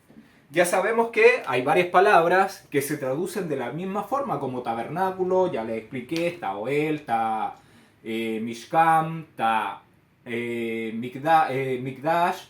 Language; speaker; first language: Spanish; native; Spanish